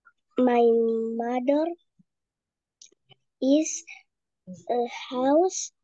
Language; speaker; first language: English; non-native, learner; Indonesian